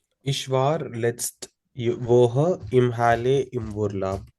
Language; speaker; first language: German; non-native, learner; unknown